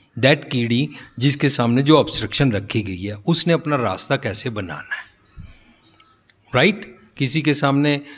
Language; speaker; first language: Hindi; non-native, local second language; Punjabi